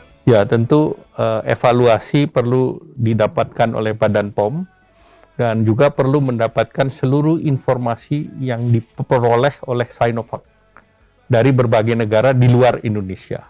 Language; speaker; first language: Indonesian; native; Indonesian